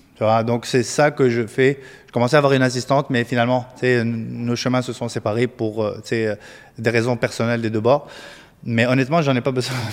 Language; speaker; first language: French; non-native, local second language; Arabic